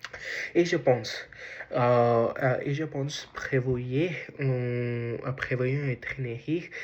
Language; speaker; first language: French; non-native, learner; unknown